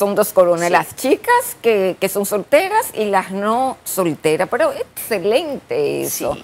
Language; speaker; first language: Spanish; native; Spanish